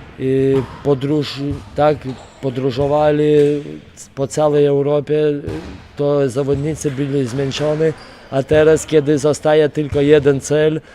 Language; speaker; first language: Polish; non-native, fluent; Lithuanian